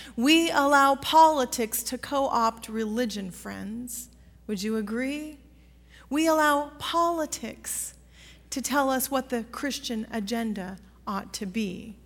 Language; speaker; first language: English; native; English